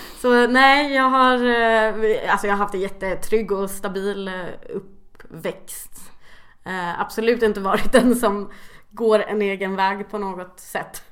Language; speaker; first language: Swedish; native; Swedish